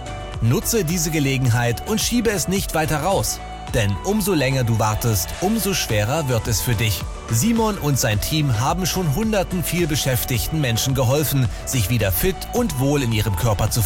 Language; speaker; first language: German; native; German